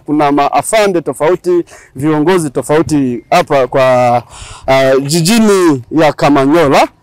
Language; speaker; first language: Swahili; non-native, local second language; Kinyarwanda